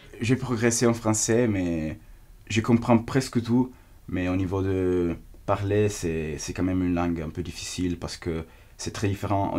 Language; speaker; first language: French; non-native, fluent; Italian